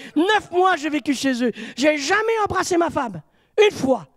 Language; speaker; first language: French; native; French